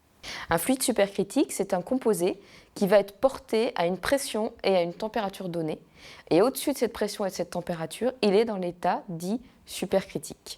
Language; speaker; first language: French; native; French